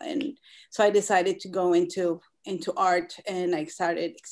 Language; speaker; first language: English; non-native, fluent; Spanish